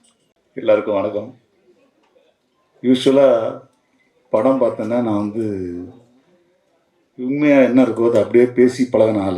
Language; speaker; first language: Tamil; native; Tamil